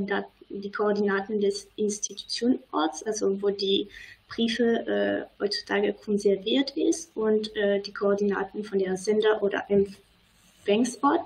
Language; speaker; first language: German; non-native, fluent; French